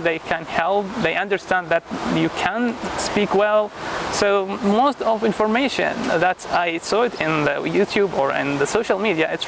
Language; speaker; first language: English; non-native, fluent; Arabic